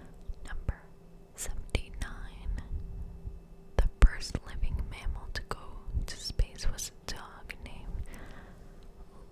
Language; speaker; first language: English; native; English